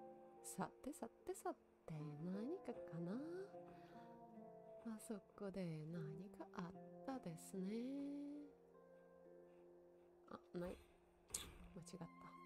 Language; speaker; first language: Japanese; non-native, learner; Russian